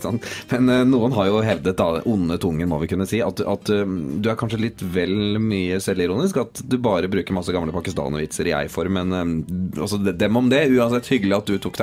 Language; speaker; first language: Norwegian; native; Norwegian